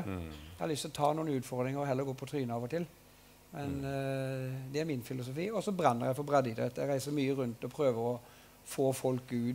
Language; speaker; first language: Norwegian; native; Norwegian